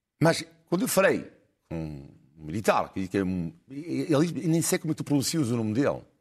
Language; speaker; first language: Portuguese; non-native, fluent; French